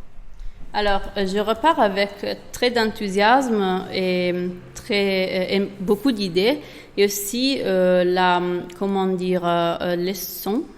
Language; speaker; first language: French; non-native, fluent; Italian